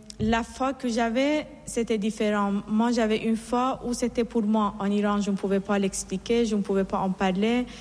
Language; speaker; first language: French; non-native, fluent; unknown